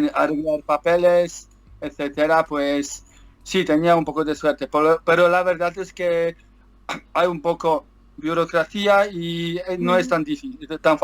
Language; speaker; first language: Spanish; non-native, learner; Polish